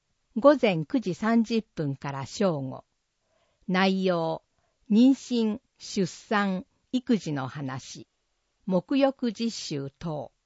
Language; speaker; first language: Japanese; native; Japanese